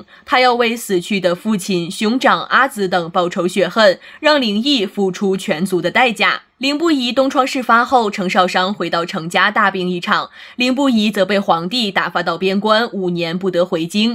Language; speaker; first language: Chinese; native; Chinese